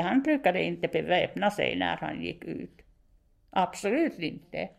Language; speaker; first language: Swedish; non-native, fluent; Finnish